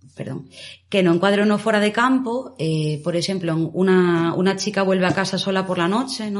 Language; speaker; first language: Spanish; native; Spanish